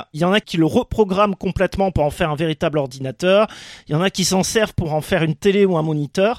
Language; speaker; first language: French; native; French